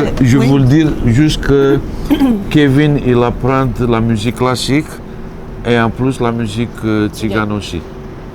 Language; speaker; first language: French; non-native, fluent; Romanian